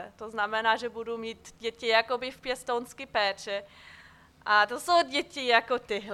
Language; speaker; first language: Czech; non-native, fluent; German